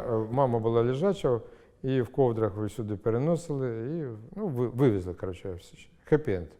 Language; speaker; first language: Ukrainian; non-native, local second language; Russian